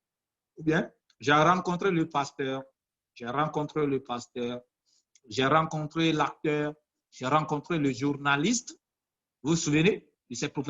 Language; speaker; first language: French; non-native, fluent; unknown